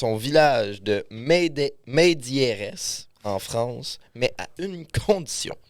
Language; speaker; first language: French; native; French